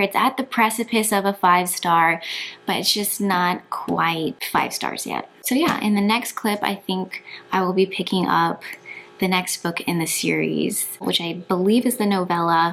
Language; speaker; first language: English; native; English